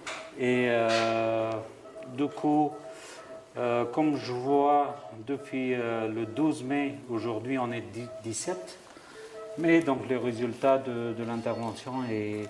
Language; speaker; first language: French; non-native, fluent; Persian